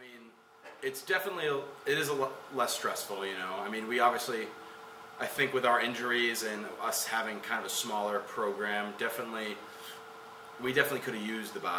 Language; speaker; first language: English; native; English